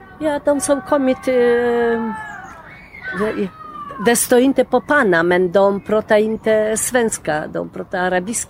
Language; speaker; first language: Swedish; non-native, learner; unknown